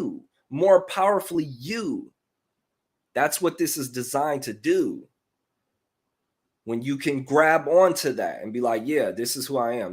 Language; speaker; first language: English; native; English